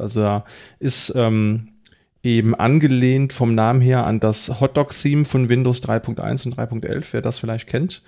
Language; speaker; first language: German; native; German